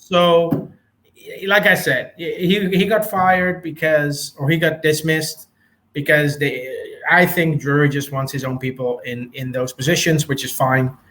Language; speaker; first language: English; native; English